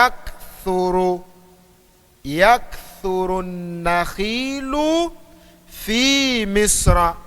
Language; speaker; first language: Arabic; non-native, fluent; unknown